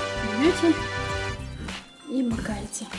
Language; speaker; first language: Russian; native; Russian